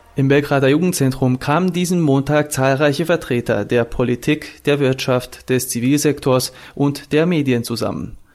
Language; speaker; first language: German; non-native, fluent; Serbian